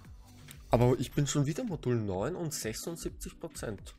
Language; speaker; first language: German; native; German